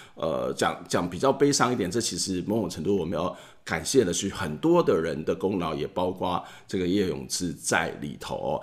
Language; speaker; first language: Chinese; native; Chinese